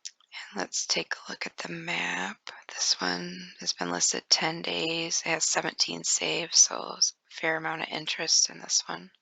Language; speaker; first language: English; native; English